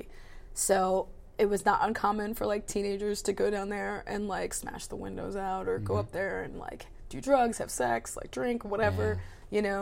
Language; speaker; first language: English; native; English